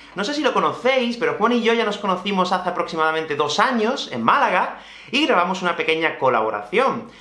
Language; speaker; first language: Spanish; native; Spanish